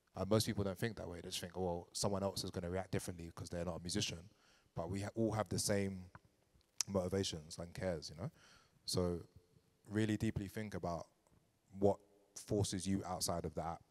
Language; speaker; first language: English; native; English